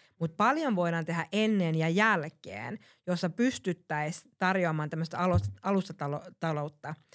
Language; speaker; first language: Finnish; early bilingual, heritage; Finnish